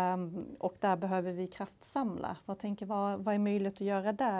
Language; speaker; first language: Swedish; native; Swedish